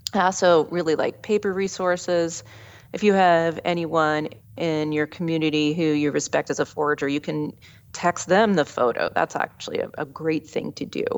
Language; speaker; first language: English; native; English